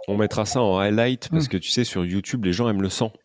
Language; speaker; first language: French; native; French